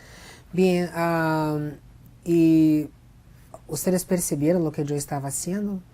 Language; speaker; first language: Spanish; non-native, fluent; Portuguese